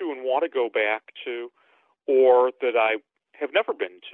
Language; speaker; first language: English; native; English